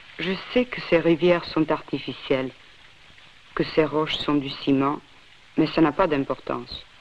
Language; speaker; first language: French; non-native, fluent; Serbian